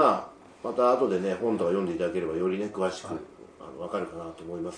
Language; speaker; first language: Japanese; native; Japanese